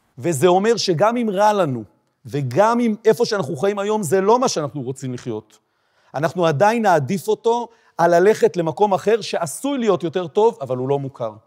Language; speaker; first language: Hebrew; native; Hebrew